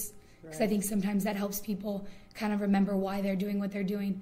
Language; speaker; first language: English; native; English